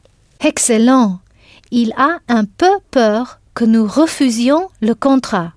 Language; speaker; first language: French; non-native, fluent; English